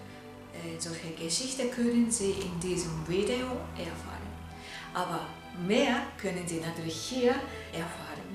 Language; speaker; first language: German; non-native, fluent; Japanese